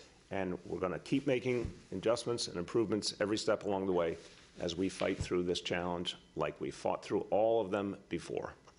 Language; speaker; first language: English; native; English